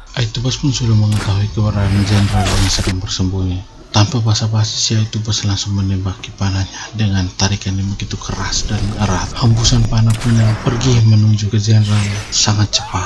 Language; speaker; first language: Indonesian; native; Indonesian